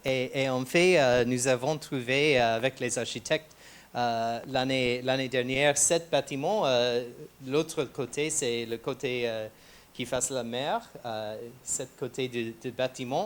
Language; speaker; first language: French; non-native, fluent; English